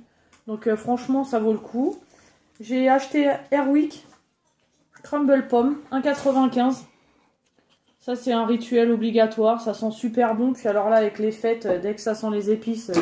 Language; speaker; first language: French; native; French